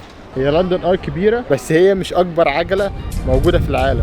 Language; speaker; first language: Arabic; native; Arabic